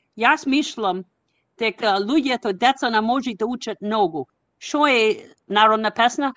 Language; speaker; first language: Macedonian; non-native, fluent; English